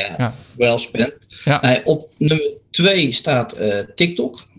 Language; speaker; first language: Dutch; native; Dutch